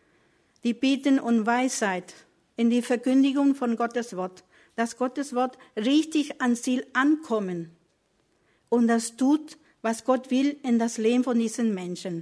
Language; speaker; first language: German; non-native, learner; Spanish